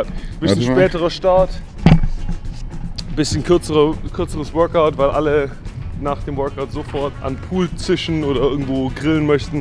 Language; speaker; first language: German; native; German